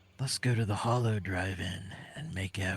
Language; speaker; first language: English; native; English